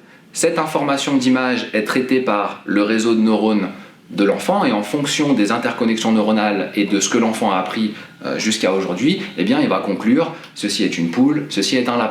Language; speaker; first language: French; native; French